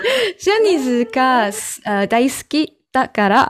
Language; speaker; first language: Japanese; non-native, learner; Chinese